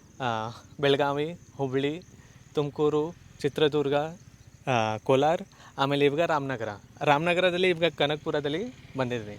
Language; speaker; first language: Kannada; non-native, learner; Hindi